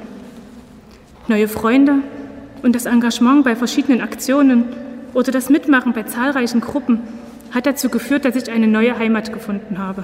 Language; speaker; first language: German; native; German